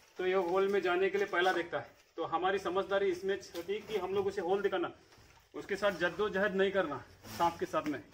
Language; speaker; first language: Hindi; non-native, local second language; Urdu